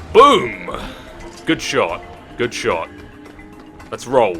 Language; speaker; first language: English; native; English